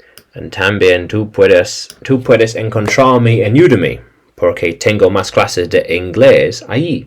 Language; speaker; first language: Spanish; non-native, learner; English